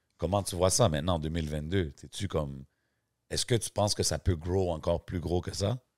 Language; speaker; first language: French; native; French